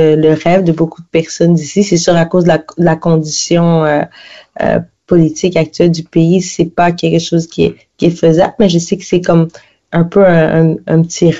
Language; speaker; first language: French; native; French